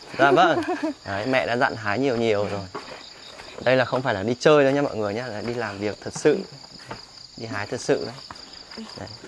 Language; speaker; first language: Vietnamese; native; Vietnamese